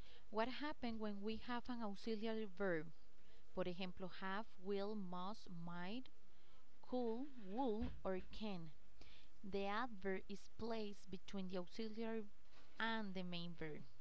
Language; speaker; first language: English; non-native, fluent; Spanish